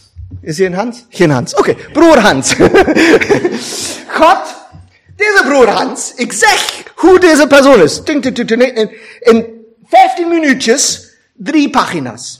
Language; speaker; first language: Dutch; non-native, fluent; German